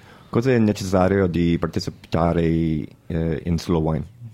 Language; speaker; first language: Italian; non-native, learner; English